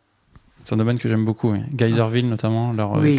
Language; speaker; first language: French; native; French